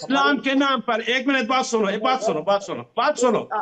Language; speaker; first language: Hindi; non-native, fluent; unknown